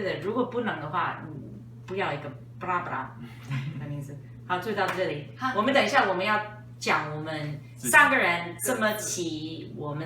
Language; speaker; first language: Chinese; non-native, fluent; English